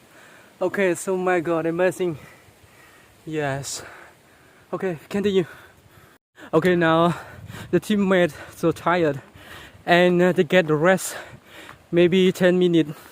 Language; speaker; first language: English; non-native, local second language; Khmer